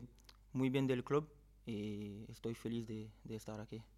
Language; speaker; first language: Spanish; non-native, fluent; French